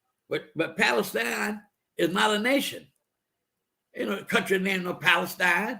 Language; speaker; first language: English; native; English